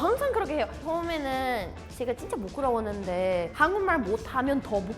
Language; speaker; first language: Korean; non-native, learner; Portuguese